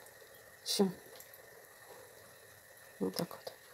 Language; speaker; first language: Russian; non-native, fluent; Armenian